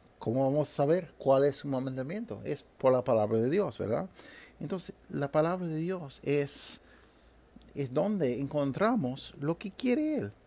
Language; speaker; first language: Spanish; non-native, fluent; English